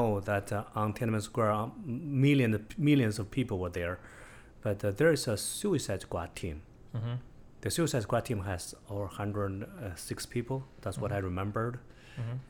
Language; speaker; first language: English; non-native, fluent; Chinese